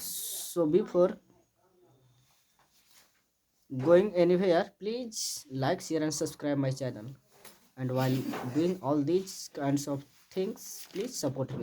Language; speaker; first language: English; non-native, learner; Hindi